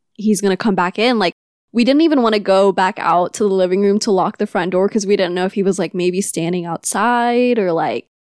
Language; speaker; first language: English; non-native, local second language; Filipino